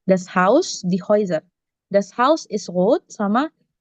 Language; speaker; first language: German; non-native, fluent; Indonesian